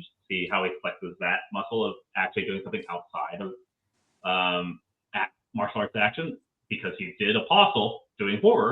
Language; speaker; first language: English; native; English